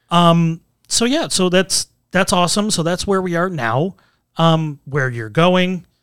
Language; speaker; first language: English; native; English